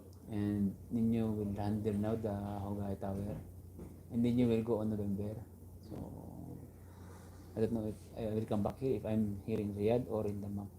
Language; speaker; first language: English; non-native, local second language; Filipino